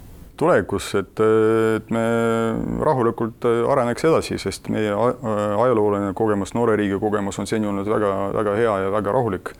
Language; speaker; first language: Estonian; non-native, fluent; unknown